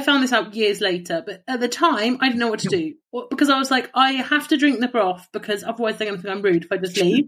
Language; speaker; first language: English; native; English